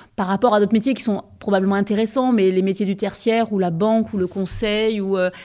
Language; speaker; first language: French; native; French